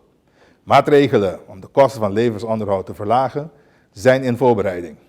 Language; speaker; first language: Dutch; non-native, local second language; Papiamento